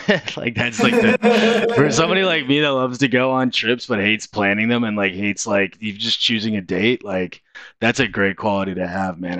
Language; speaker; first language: English; native; English